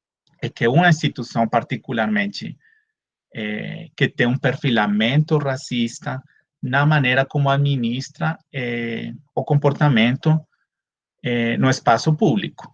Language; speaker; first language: Portuguese; non-native, fluent; Spanish